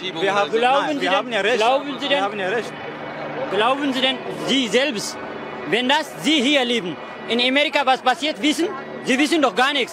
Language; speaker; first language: German; non-native, fluent; Tigrinya